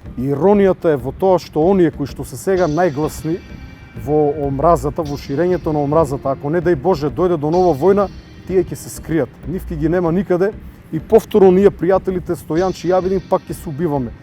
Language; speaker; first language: Macedonian; native; Macedonian